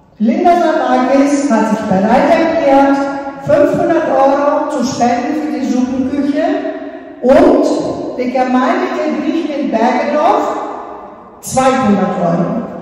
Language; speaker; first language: German; non-native, fluent; Greek